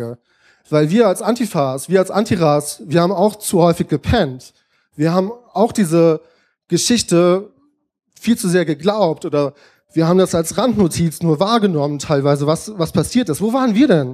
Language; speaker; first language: German; native; German